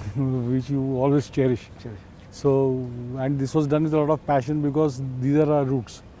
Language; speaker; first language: English; non-native, local second language; Marathi